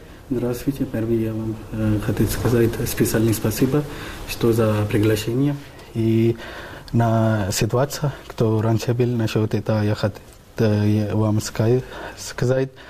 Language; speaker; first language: Russian; non-native, learner; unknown